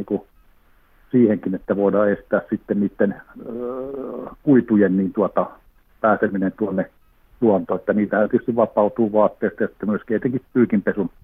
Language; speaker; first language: Finnish; native; Finnish